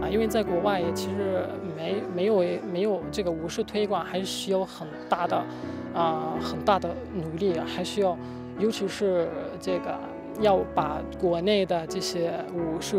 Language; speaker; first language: Chinese; non-native, fluent; Arabic